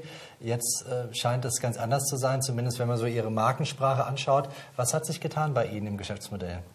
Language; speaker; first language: German; native; German